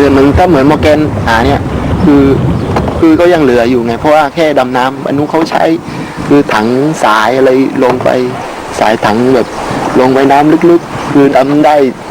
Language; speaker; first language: Thai; non-native, local second language; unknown